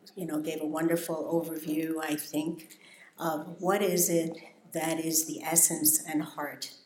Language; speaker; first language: English; native; English